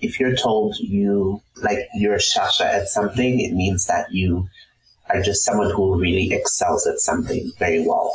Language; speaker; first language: English; non-native, local second language; Shona